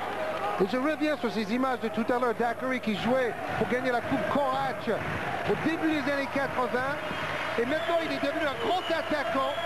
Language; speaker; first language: French; native; French